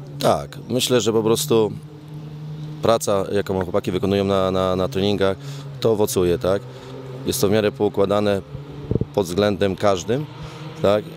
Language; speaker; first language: Polish; native; Polish